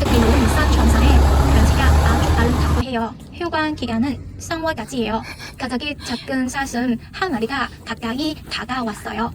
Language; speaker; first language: Korean; non-native, learner; Cantonese